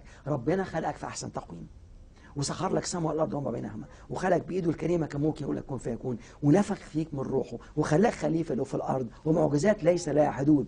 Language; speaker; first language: Arabic; native; Arabic